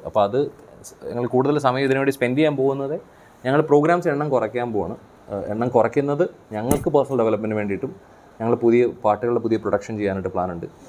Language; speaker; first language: Malayalam; native; Malayalam